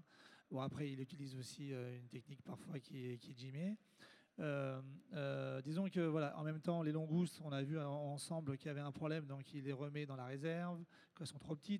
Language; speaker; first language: French; native; French